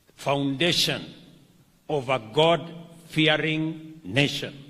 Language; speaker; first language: English; non-native, local second language; Kalenjin